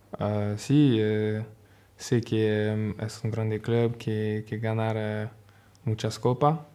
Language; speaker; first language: Spanish; non-native, learner; French